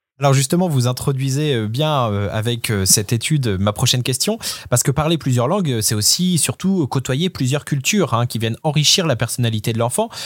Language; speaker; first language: French; native; French